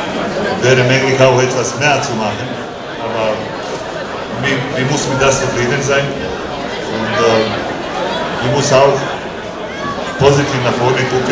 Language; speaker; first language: German; non-native, learner; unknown